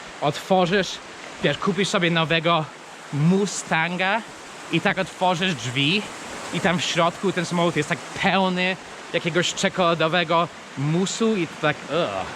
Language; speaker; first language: Polish; non-native, fluent; English